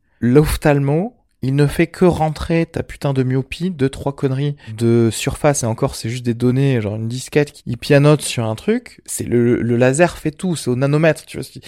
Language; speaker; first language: French; early bilingual, other home language; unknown